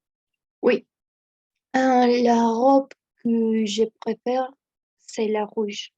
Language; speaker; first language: French; non-native, learner; Spanish